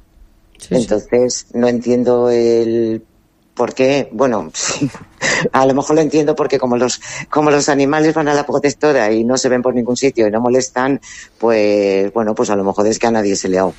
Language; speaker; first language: Spanish; native; Spanish